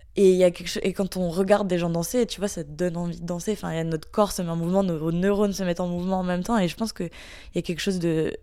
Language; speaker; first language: French; native; French